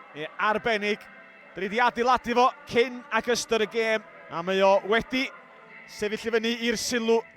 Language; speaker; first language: Welsh; native; Welsh